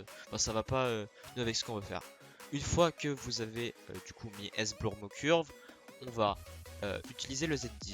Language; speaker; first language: French; native; French